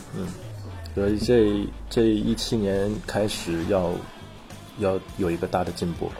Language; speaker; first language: Chinese; native; Chinese